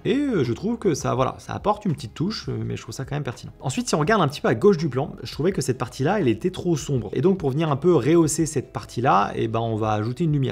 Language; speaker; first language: French; native; French